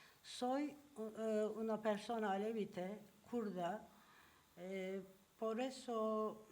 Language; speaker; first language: Spanish; non-native, learner; Turkish